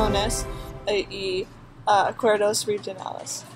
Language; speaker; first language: Spanish; non-native, learner; English